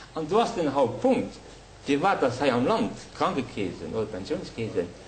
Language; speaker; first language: Luxembourgish; native; Luxembourgish